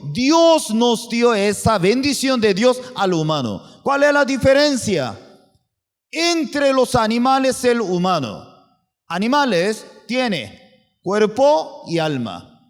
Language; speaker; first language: Spanish; non-native, fluent; Korean